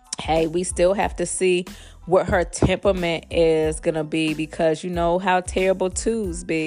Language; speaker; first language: English; native; English